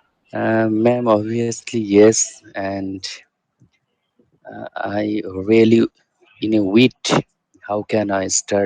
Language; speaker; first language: English; non-native, learner; Bangla